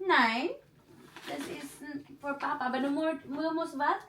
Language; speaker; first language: German; non-native, learner; Cebuano